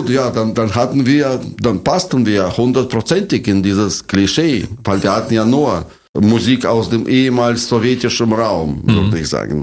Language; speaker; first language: German; non-native, fluent; Russian